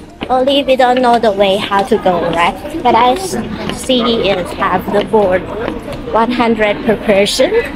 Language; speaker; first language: English; non-native, learner; Thai